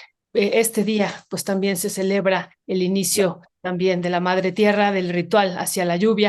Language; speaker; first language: Spanish; native; Spanish